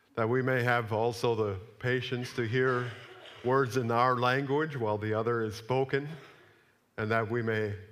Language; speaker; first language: English; native; English